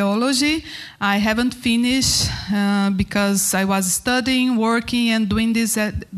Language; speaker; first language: English; non-native, learner; Portuguese